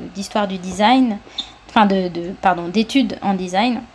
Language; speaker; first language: French; early bilingual, other home language; Spanish